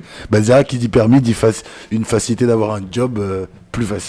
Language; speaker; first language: French; native; French